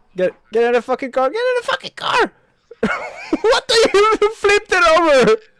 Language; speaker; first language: English; non-native, fluent; Norwegian